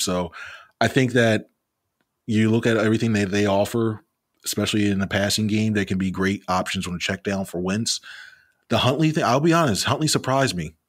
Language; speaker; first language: English; native; English